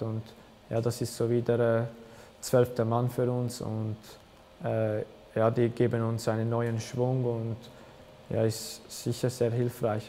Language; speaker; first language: German; early bilingual, other home language; Albanian